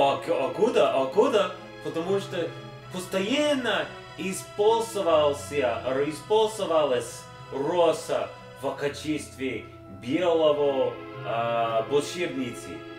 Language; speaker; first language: Russian; non-native, learner; English